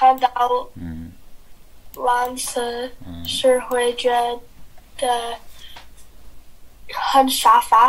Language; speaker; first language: Chinese; non-native, learner; English